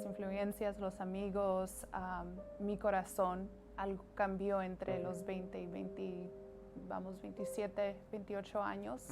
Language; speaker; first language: Spanish; early bilingual, heritage; Spanish